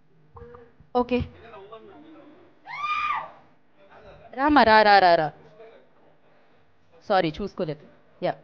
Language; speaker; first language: Telugu; native; Telugu